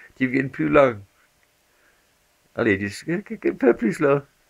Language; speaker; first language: French; non-native, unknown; English